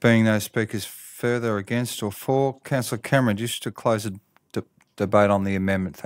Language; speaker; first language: English; native; English